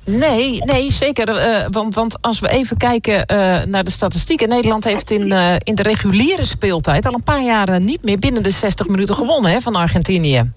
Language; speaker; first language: Dutch; native; Dutch